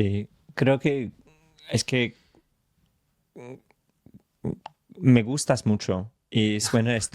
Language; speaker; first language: Spanish; non-native, fluent; English